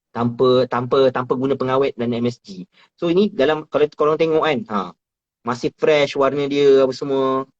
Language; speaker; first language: Malay; native; Malay